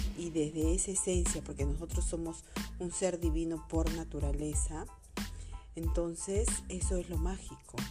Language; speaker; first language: Spanish; native; Spanish